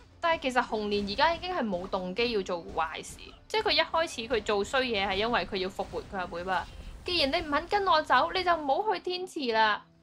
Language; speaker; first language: Cantonese; early bilingual, heritage; Cantonese